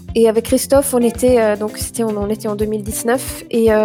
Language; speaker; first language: French; non-native, fluent; Swedish